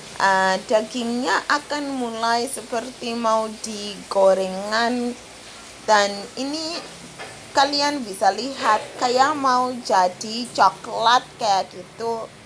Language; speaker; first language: Indonesian; non-native, fluent; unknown